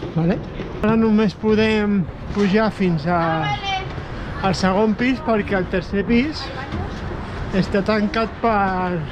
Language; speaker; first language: Catalan; non-native, local second language; Spanish